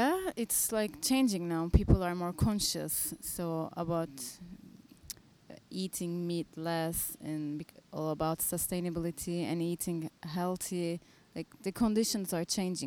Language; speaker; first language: English; non-native, fluent; Turkish